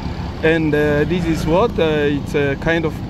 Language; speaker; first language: English; non-native, learner; Lingala